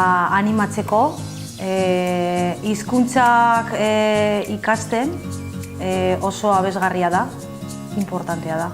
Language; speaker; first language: Basque; non-native, local second language; Spanish